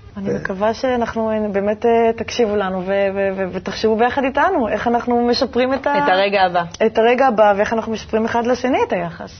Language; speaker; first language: Hebrew; native; Hebrew